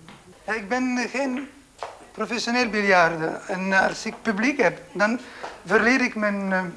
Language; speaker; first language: Dutch; non-native, local second language; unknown